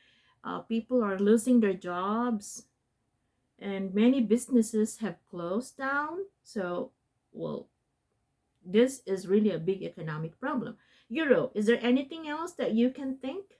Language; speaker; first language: English; non-native, fluent; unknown